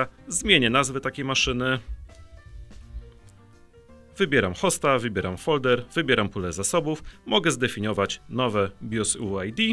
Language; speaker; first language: Polish; native; Polish